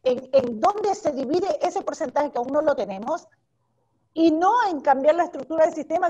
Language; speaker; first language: Spanish; native; Spanish